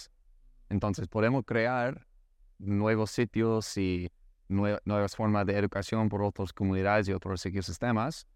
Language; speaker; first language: Spanish; non-native, learner; English